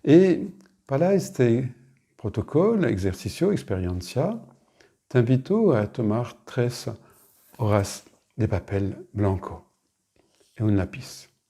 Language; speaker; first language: Spanish; non-native, fluent; French